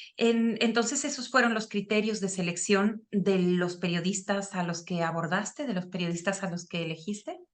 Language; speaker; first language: Spanish; native; Spanish